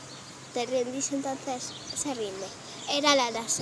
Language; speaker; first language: Spanish; native; Spanish